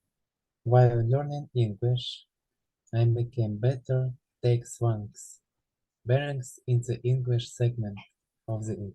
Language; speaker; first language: English; non-native, learner; Ukrainian